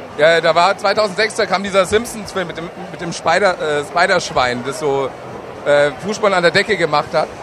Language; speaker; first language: German; native; German